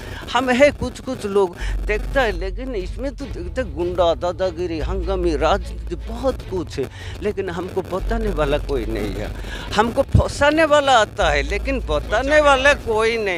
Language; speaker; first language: Hindi; non-native, local second language; Odia